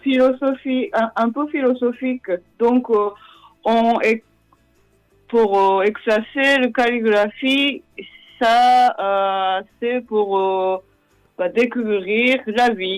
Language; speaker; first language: French; non-native, fluent; Japanese